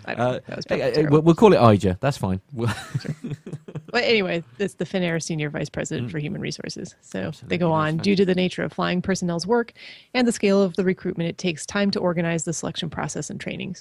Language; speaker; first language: English; native; English